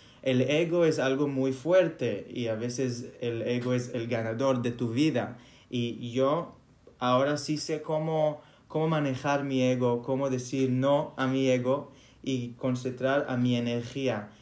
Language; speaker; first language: Spanish; non-native, fluent; Hebrew